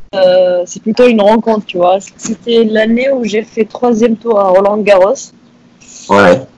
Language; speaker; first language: French; non-native, local second language; Arabic